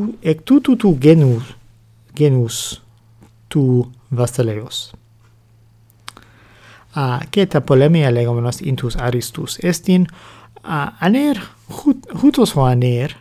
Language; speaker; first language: Greek; non-native, fluent; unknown